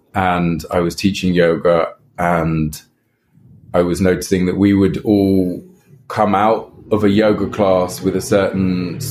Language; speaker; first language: English; native; English